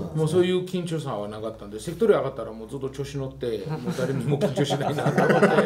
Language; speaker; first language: Japanese; non-native, fluent; Georgian